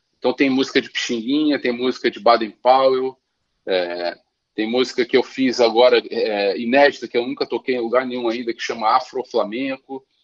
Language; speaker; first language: Portuguese; native; Portuguese